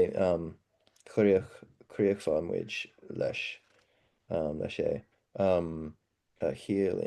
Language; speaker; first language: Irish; non-native, learner; English